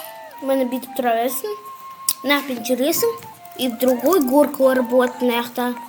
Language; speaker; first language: Russian; non-native, local second language; Kazakh